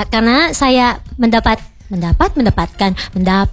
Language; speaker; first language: Indonesian; non-native, fluent; Filipino